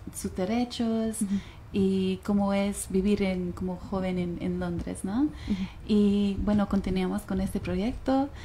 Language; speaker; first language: Spanish; non-native, fluent; English